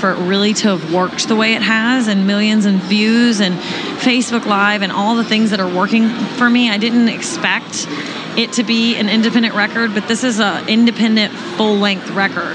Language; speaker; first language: English; native; English